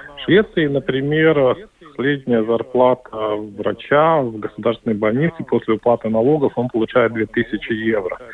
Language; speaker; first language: Russian; non-native, local second language; Latvian